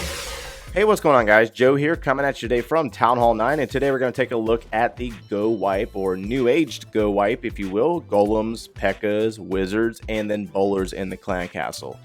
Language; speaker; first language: English; native; English